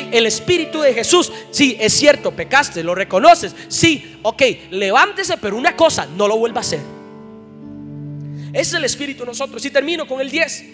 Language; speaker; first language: Spanish; native; Spanish